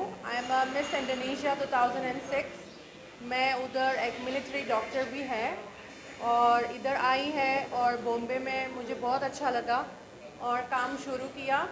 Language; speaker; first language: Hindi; non-native, learner; Indonesian